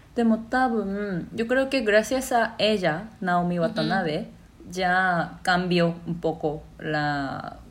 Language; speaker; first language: Spanish; non-native, fluent; Japanese